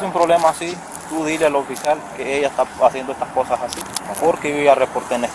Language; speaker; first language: Spanish; native; Spanish